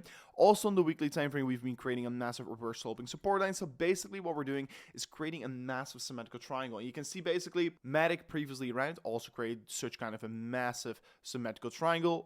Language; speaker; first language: English; non-native, fluent; Dutch